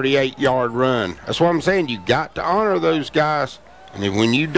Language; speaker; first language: English; native; English